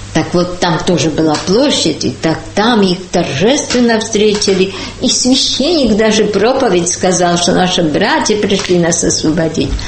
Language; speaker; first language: Russian; early bilingual, heritage; Russian